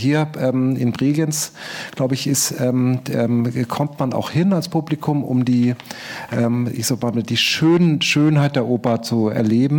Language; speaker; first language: German; native; German